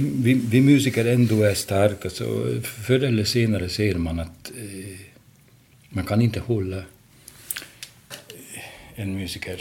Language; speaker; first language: Swedish; non-native, fluent; Hungarian